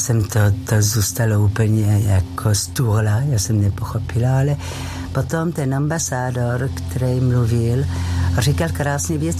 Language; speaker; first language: Czech; non-native, fluent; French